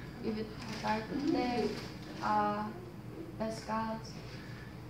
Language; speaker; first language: Spanish; non-native, learner; English